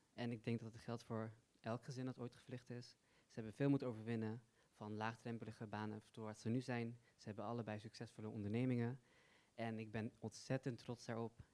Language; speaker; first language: Dutch; early bilingual, other home language; Persian